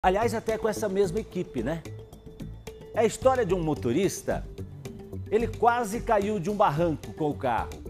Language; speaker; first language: Portuguese; native; Portuguese